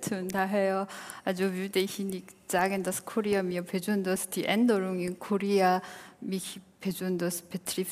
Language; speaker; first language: German; non-native, fluent; Korean